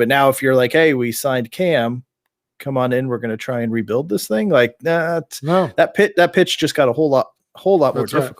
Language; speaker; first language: English; native; English